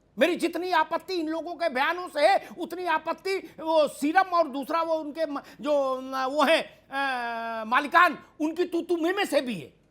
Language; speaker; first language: Hindi; native; Hindi